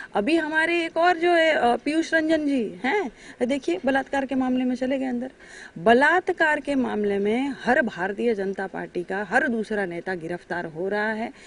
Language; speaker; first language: Hindi; native; Hindi